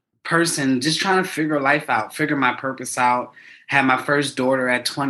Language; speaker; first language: English; native; English